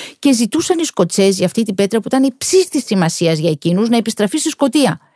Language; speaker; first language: Greek; native; Greek